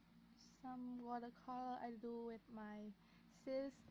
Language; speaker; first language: English; non-native, learner; Vietnamese